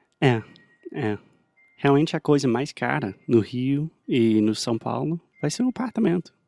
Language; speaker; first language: Portuguese; non-native, fluent; English